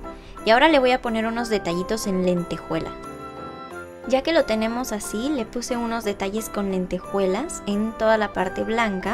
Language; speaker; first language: Spanish; native; Spanish